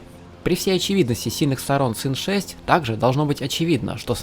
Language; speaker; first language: Russian; native; Russian